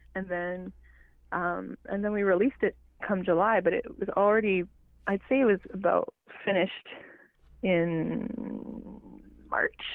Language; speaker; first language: English; non-native, fluent; Cree